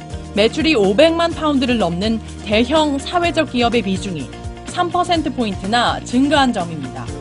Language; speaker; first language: Korean; native; Korean